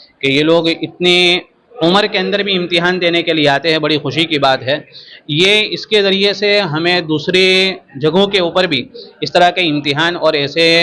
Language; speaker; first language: Urdu; non-native, local second language; Gujarati